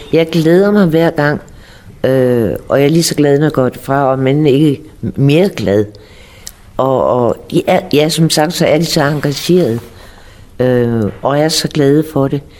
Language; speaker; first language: Danish; native; Danish